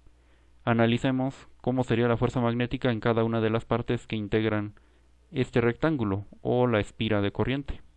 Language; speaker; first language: Spanish; native; Spanish